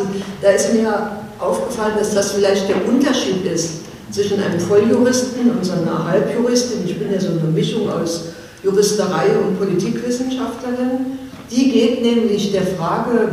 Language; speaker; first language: German; native; German